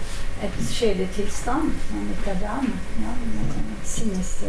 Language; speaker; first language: Norwegian; non-native, fluent; French